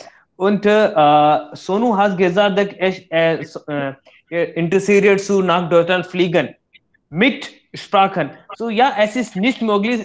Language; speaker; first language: German; non-native, learner; Hindi